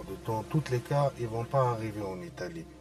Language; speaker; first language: French; non-native, local second language; Arabic